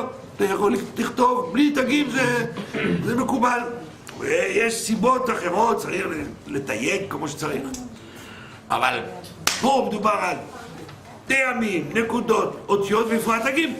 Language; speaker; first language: Hebrew; non-native, fluent; French